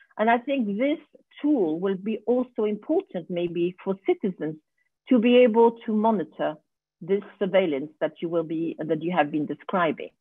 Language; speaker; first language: English; non-native, fluent; French